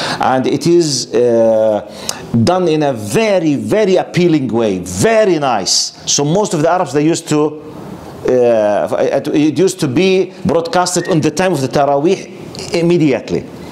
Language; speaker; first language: English; non-native, fluent; Arabic